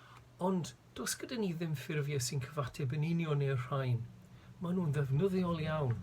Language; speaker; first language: Welsh; native; Welsh